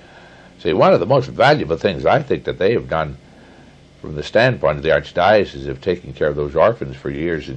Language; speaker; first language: English; native; English